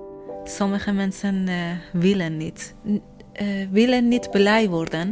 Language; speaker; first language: Dutch; non-native, learner; Persian